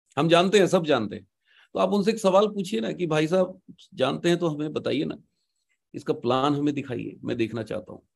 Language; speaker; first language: Hindi; native; Hindi